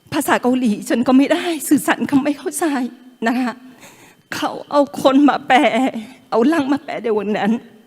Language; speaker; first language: Thai; non-native, local second language; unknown